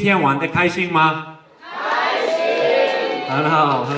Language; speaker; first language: Chinese; non-native, learner; English